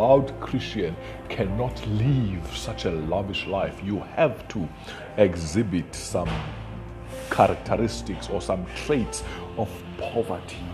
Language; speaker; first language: English; non-native, local second language; Xhosa